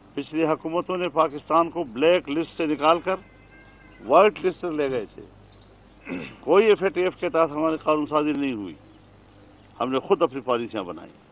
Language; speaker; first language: Urdu; non-native, local second language; Pashto